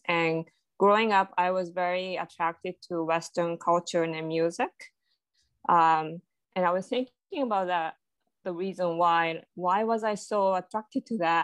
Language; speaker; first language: English; non-native, fluent; Japanese